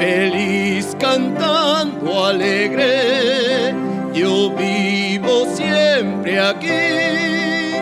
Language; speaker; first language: Spanish; native; Spanish